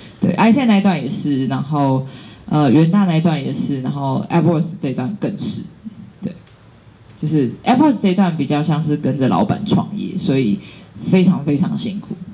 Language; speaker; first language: Chinese; native; Chinese